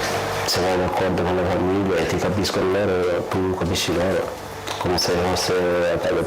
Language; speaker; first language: Italian; non-native, fluent; Arabic